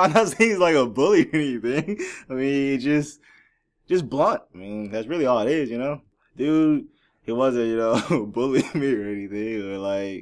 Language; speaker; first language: English; native; English